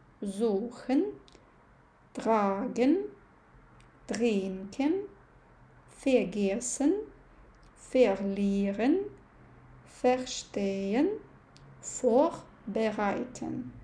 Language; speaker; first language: German; non-native, fluent; Ukrainian